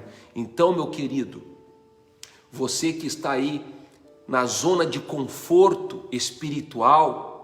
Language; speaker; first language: Portuguese; native; Portuguese